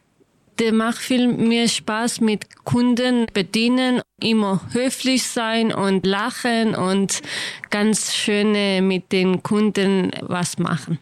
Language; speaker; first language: German; non-native, learner; Kurdish